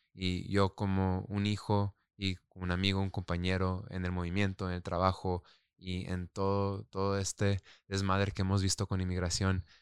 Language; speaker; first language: Spanish; early bilingual, heritage; Spanish